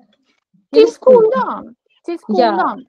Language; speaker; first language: Swedish; non-native, fluent; Russian